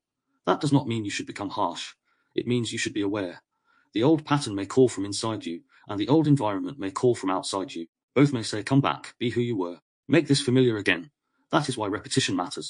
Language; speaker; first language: English; native; English